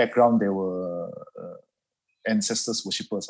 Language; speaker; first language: English; non-native, local second language; Hakka Chinese